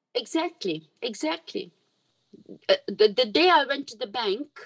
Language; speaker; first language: English; non-native, local second language; Urdu